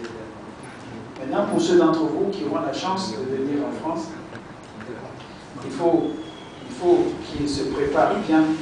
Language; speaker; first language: French; native; French